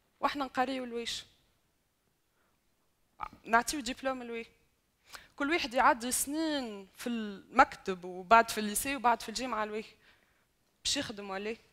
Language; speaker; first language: Arabic; native; Arabic